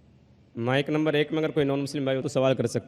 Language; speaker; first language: Hindi; native; Hindi